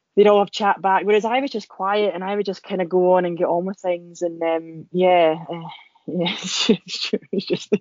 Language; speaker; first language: English; native; English